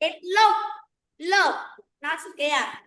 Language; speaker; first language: English; non-native, learner; Vietnamese